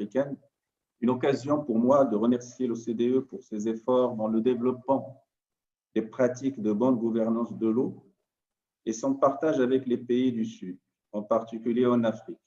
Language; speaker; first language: French; non-native, local second language; Arabic